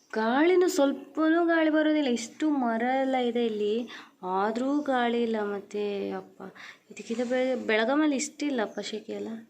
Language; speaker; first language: Kannada; native; Kannada